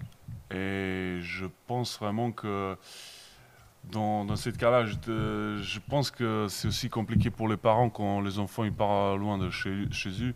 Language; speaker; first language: French; non-native, learner; Bosnian